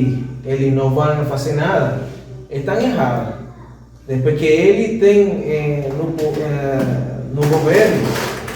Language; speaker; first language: Portuguese; non-native, fluent; Spanish